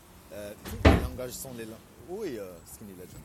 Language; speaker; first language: French; non-native, fluent; English